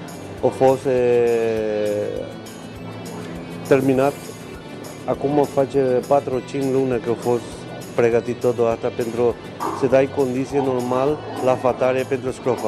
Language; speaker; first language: Romanian; non-native, learner; Spanish